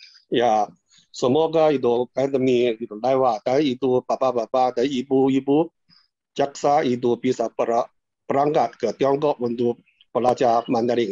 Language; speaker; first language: Indonesian; non-native, fluent; Chinese